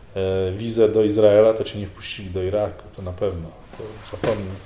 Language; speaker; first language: Polish; native; Polish